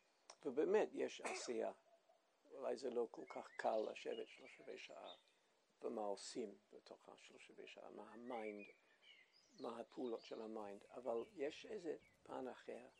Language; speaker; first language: Hebrew; non-native, fluent; English